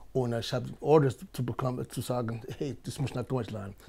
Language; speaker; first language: German; non-native, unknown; English